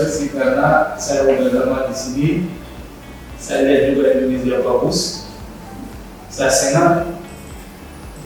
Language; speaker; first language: Indonesian; non-native, fluent; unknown